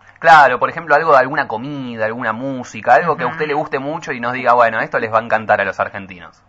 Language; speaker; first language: Spanish; native; Spanish